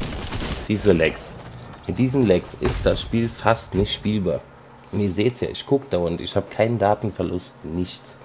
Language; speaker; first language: German; native; German